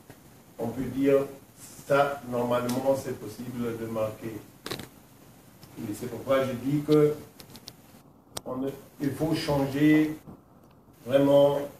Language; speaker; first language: French; non-native, fluent; German